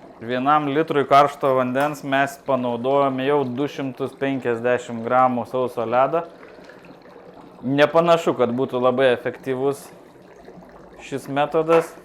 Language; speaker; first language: Lithuanian; native; Lithuanian